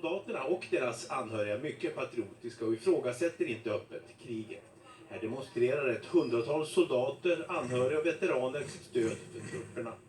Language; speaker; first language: Swedish; native; Swedish